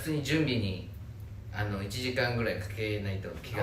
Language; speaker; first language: Japanese; native; Japanese